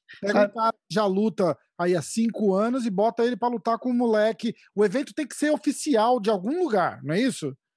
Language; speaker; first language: Portuguese; native; Portuguese